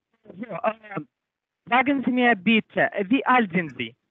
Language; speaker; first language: German; non-native, learner; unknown